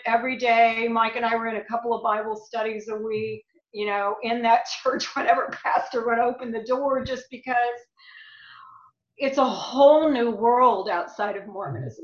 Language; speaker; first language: English; native; English